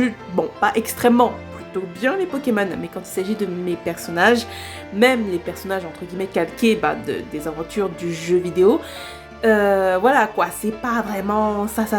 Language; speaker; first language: French; native; French